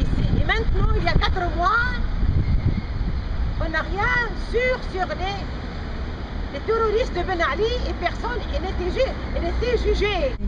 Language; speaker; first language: French; non-native, local second language; Arabic